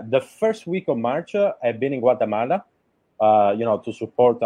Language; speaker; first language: English; non-native, fluent; Italian